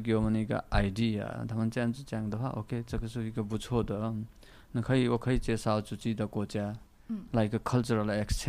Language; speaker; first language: Chinese; non-native, fluent; Nepali